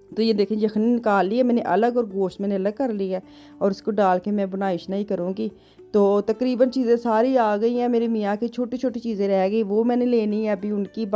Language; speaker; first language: Urdu; non-native, local second language; Punjabi